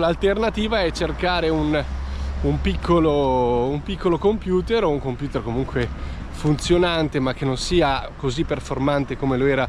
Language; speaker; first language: Italian; native; Italian